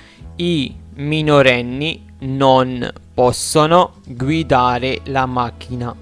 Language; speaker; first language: Italian; non-native, fluent; Urdu